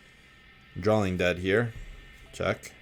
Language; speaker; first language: English; native; English